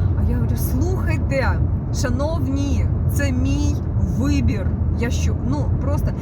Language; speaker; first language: Ukrainian; non-native, local second language; Russian